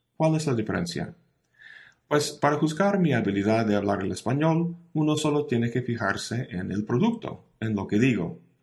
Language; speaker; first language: Spanish; non-native, fluent; English